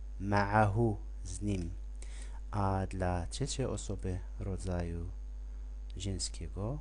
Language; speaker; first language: Polish; non-native, fluent; Arabic